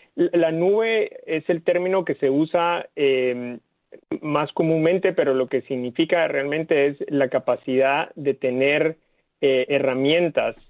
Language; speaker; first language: Spanish; native; Spanish